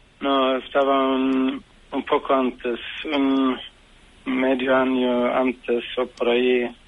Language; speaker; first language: Spanish; non-native, fluent; Swedish